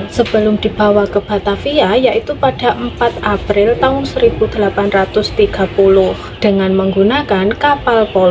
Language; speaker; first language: Indonesian; native; Indonesian